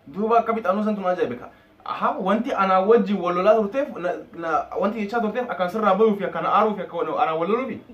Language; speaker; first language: Oromo; native; Oromo